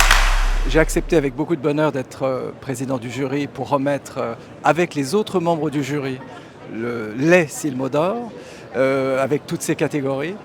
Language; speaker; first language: French; native; French